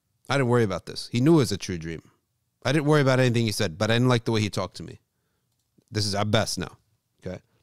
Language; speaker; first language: English; native; English